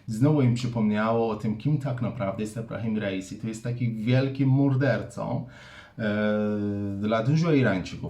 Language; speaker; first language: Polish; non-native, fluent; Persian